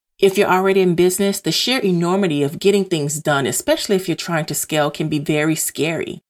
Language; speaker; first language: English; native; English